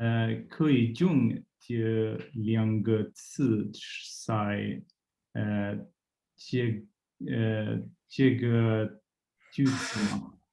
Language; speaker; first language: Chinese; non-native, learner; Swedish